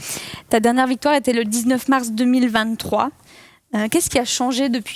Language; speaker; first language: French; native; French